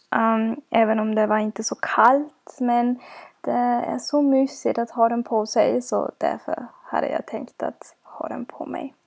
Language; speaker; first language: Swedish; non-native, fluent; German